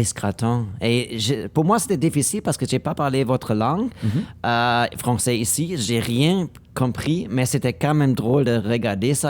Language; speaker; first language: French; non-native, learner; German